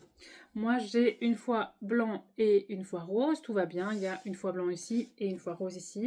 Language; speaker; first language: French; native; French